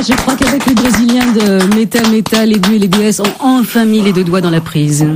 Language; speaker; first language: French; native; French